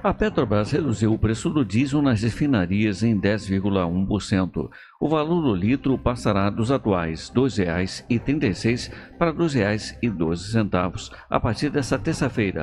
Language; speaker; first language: Portuguese; native; Portuguese